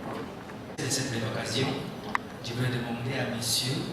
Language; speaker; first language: French; non-native, learner; Indonesian